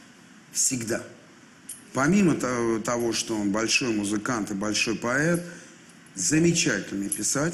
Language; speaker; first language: Russian; native; Russian